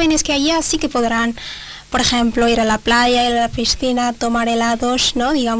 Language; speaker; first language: Spanish; early bilingual, other home language; Arabic